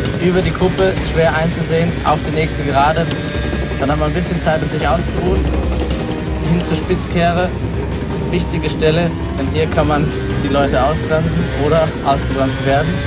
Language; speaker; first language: German; native; German